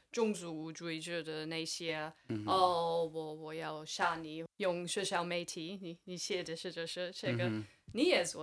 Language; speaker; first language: Chinese; non-native, fluent; English